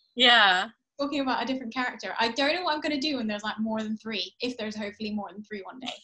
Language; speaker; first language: English; early bilingual, heritage; English